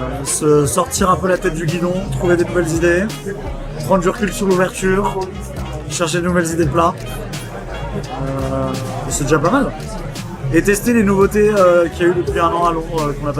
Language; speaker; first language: French; native; French